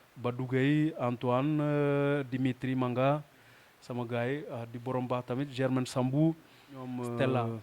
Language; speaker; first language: Wolof; non-native, local second language; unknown